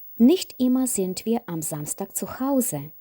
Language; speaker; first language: German; non-native, fluent; Ukrainian